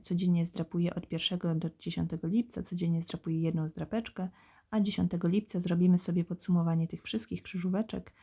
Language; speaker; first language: Polish; native; Polish